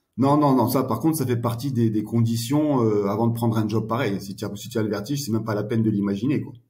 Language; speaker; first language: French; early bilingual, heritage; French